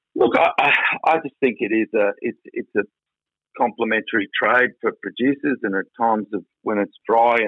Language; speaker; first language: English; native; English